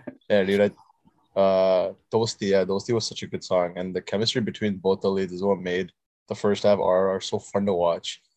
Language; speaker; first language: English; early bilingual, other home language; Telugu